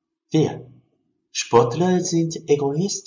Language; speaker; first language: German; non-native, fluent; Chinese